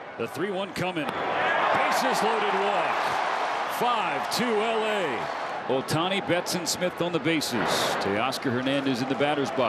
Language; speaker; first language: English; native; English